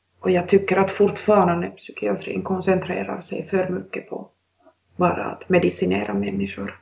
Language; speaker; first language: Swedish; non-native, local second language; Finnish